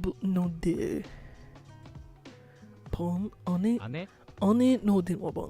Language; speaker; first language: Japanese; non-native, learner; English